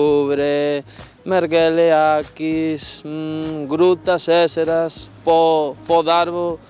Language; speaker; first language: Lithuanian; non-native, learner; Spanish